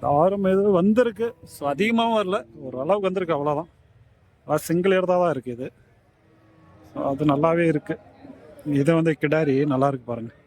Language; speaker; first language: Tamil; native; Tamil